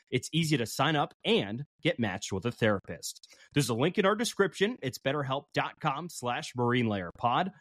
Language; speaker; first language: English; native; English